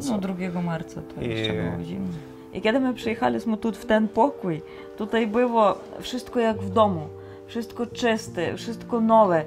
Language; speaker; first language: Polish; non-native, learner; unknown